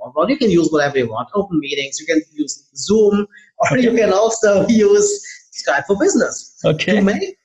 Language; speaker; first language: English; non-native, fluent; German